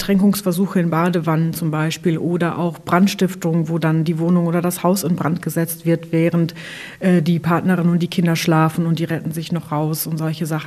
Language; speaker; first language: German; native; German